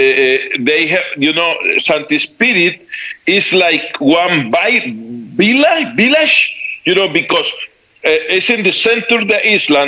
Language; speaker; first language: English; non-native, learner; Spanish